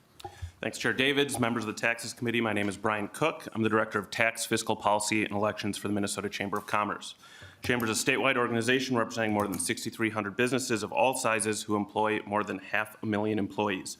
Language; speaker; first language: English; native; English